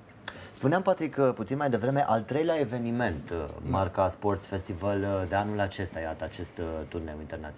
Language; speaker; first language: Romanian; native; Romanian